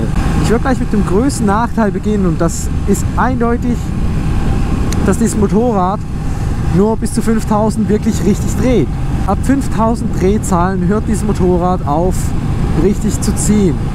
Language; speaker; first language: German; native; German